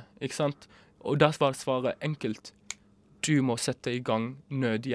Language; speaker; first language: Norwegian; early bilingual, other home language; Arabic